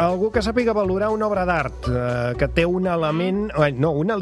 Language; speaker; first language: Catalan; native; Catalan